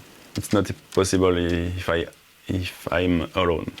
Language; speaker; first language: English; non-native, learner; French